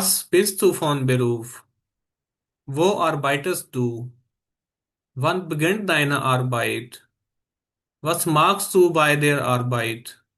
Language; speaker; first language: German; non-native, fluent; Urdu